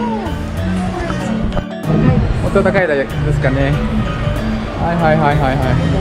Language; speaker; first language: Japanese; non-native, fluent; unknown